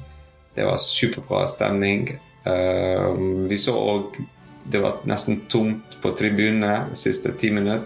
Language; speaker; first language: Norwegian; non-native, fluent; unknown